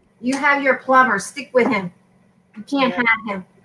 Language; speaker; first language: English; non-native, fluent; Spanish